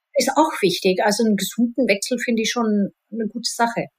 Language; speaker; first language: German; non-native, fluent; Swedish